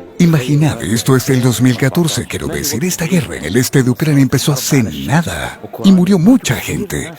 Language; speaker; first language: Spanish; native; Spanish